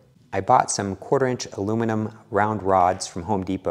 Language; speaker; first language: English; native; English